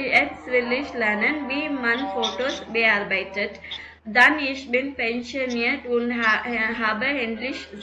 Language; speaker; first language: German; non-native, fluent; Tamil